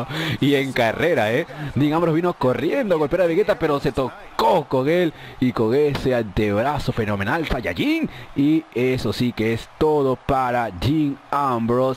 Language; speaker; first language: Spanish; native; Spanish